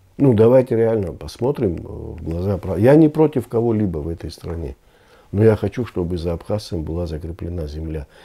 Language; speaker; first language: Russian; non-native, local second language; Abkhazian